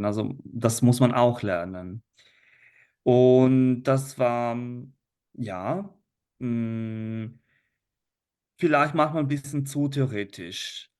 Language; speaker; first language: German; non-native, fluent; Italian